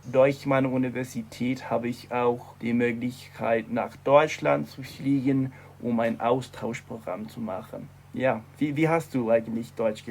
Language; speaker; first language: German; non-native, fluent; English